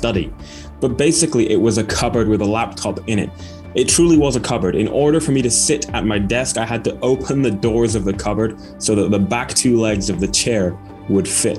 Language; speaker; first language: English; native; English